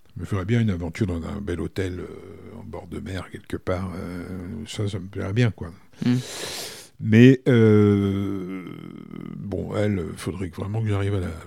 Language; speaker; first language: French; native; French